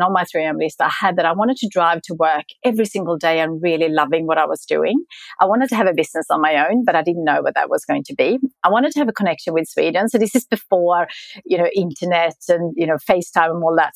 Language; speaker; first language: English; non-native, fluent; Swedish